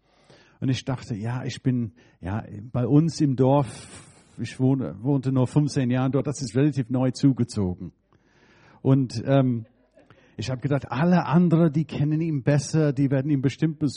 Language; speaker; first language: German; non-native, fluent; English